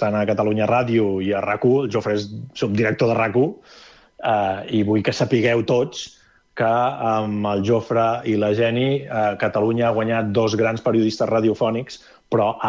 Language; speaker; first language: Catalan; native; Catalan